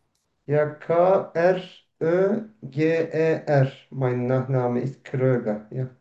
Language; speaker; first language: German; non-native, learner; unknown